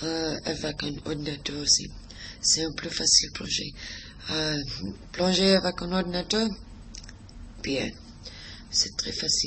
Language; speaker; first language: French; non-native, learner; English